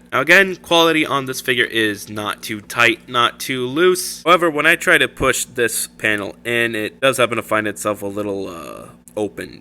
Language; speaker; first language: English; native; English